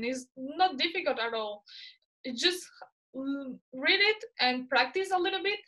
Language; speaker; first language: English; non-native, fluent; Spanish